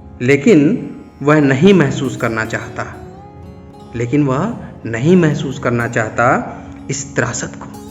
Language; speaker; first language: Hindi; native; Hindi